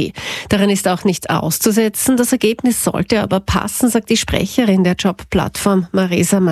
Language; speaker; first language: German; native; German